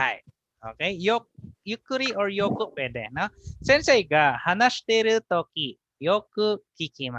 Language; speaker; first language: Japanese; non-native, fluent; Filipino